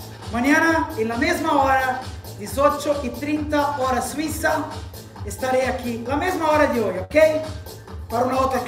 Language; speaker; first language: Spanish; non-native, learner; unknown